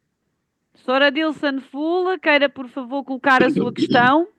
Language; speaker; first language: Portuguese; native; Portuguese